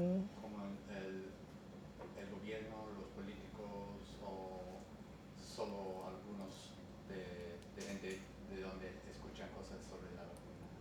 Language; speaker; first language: Spanish; early bilingual, heritage; English